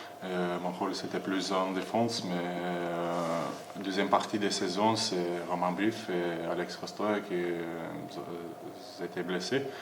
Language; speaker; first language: French; non-native, learner; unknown